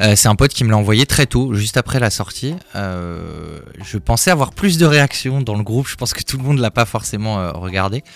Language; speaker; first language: French; native; French